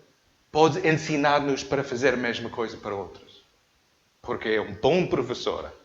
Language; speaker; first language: Portuguese; non-native, learner; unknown